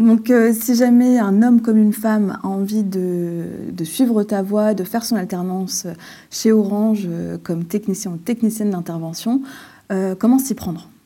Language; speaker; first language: French; native; French